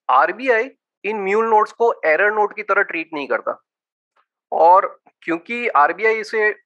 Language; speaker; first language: Hindi; non-native, local second language; Gujarati